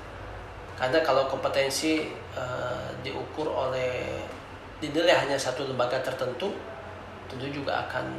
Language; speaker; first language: Indonesian; native; Indonesian